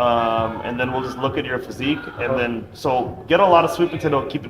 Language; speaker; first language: English; native; English